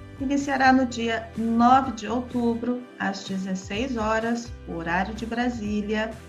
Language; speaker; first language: Portuguese; native; Portuguese